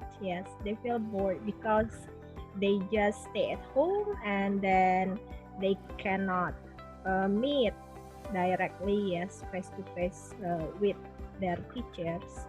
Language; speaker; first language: English; non-native, local second language; Indonesian